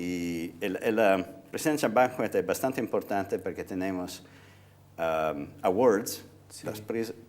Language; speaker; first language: Spanish; non-native, fluent; Italian